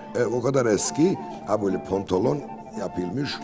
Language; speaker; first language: Turkish; non-native, learner; Georgian